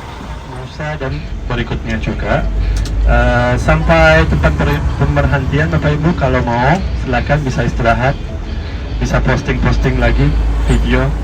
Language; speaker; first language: Indonesian; non-native, fluent; Turkish